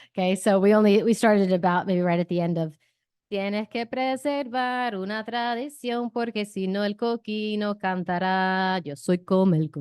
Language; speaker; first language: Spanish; non-native, fluent; English